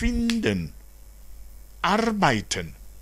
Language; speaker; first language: German; non-native, fluent; Rundi